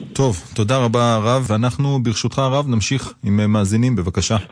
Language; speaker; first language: Hebrew; native; Hebrew